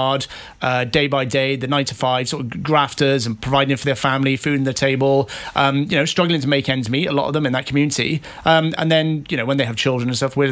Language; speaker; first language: English; native; English